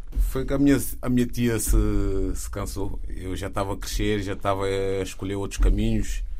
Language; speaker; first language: Portuguese; non-native, fluent; Wolof